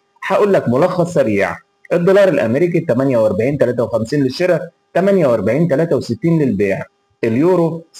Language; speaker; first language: Arabic; native; Arabic